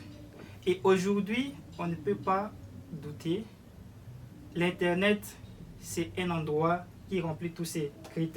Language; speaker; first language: French; non-native, local second language; Lingala